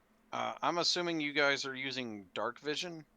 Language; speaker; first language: English; native; English